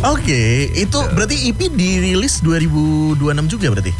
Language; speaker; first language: Indonesian; native; Indonesian